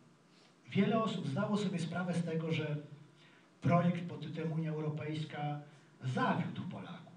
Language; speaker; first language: Polish; native; Polish